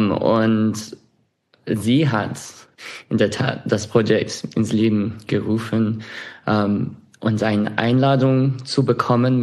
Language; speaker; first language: German; non-native, fluent; English